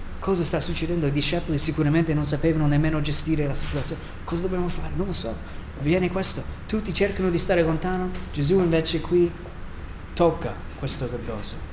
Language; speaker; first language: Italian; non-native, fluent; English